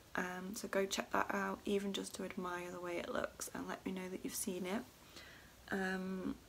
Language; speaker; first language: English; native; English